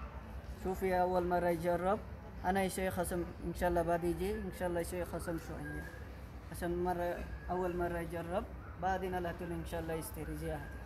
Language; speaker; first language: Arabic; non-native, learner; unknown